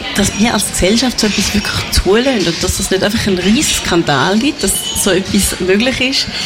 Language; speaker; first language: German; native; German